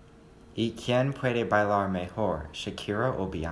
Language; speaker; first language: Spanish; non-native, learner; English